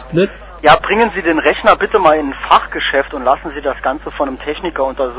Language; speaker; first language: German; native; German